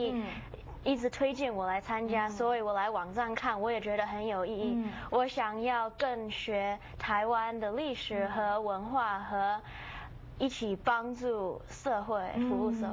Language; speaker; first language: Chinese; early bilingual, heritage; Chinese